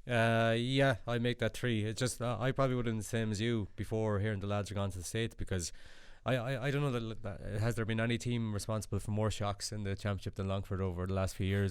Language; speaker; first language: English; native; English